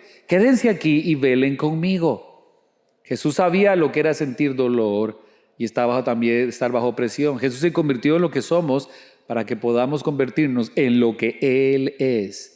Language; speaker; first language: Spanish; native; Spanish